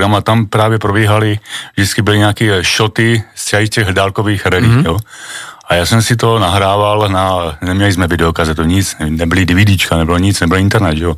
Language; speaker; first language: Czech; native; Czech